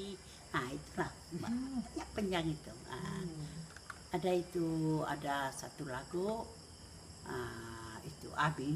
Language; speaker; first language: Indonesian; non-native, local second language; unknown